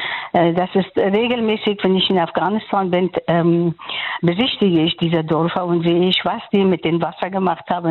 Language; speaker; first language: German; non-native, fluent; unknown